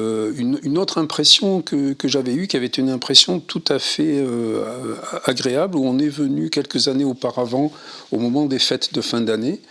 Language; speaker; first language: French; native; French